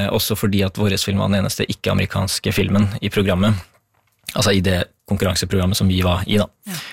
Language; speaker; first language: Norwegian; early bilingual, other home language; Kurdish